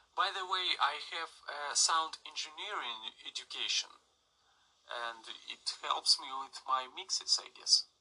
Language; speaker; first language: English; non-native, learner; Russian